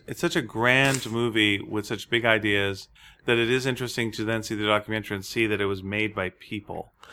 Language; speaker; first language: English; native; English